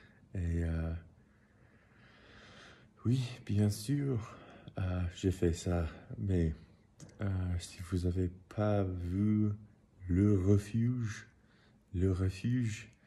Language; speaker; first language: French; non-native, learner; English